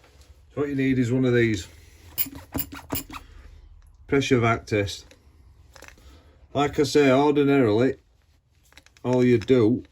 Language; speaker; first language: English; native; English